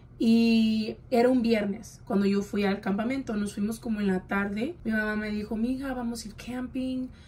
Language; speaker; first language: Spanish; early bilingual, heritage; Spanish